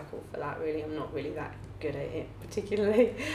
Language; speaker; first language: English; native; English